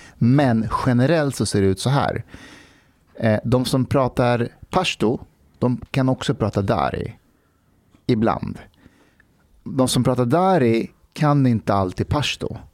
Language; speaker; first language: Swedish; early bilingual, other home language; Persian